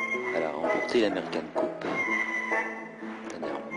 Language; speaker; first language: French; native; French